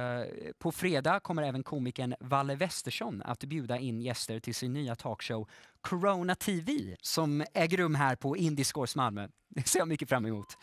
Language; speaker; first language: Swedish; native; Swedish